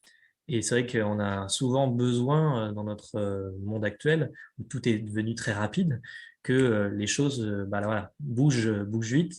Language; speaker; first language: French; native; French